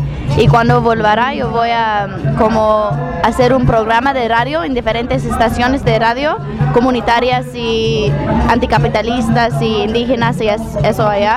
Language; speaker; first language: Spanish; non-native, learner; English